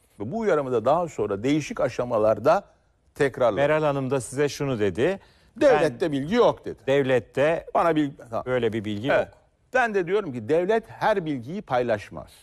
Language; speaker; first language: Turkish; native; Turkish